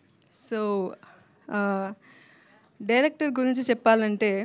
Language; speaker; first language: Telugu; non-native, learner; Tamil